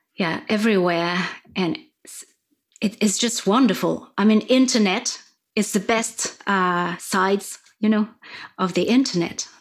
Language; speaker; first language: English; non-native, fluent; French